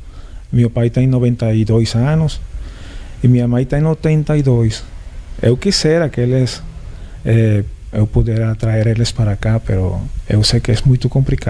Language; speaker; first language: Portuguese; non-native, learner; Spanish